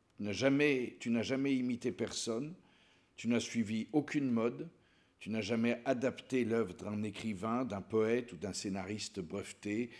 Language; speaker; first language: French; native; French